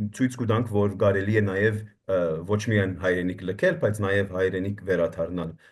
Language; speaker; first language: Armenian; early bilingual, heritage; Armenian